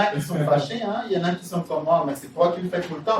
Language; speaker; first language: French; native; French